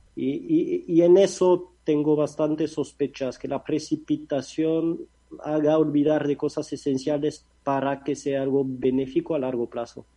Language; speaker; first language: Spanish; non-native, fluent; French